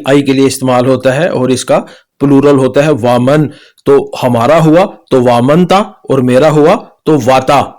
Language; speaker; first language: Urdu; native; Urdu